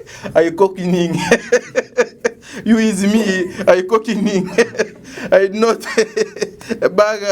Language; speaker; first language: English; non-native, learner; Lingala